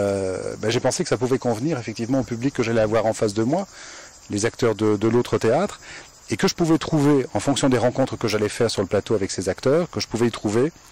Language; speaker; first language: French; native; French